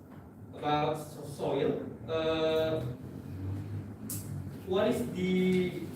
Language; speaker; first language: English; non-native, fluent; Indonesian